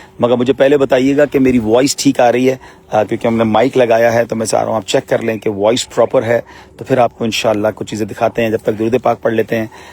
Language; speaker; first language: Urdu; native; Urdu